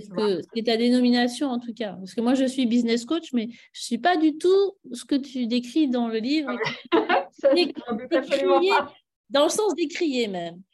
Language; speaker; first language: French; native; French